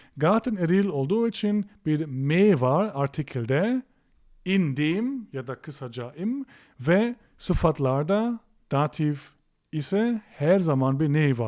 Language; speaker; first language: Turkish; non-native, fluent; German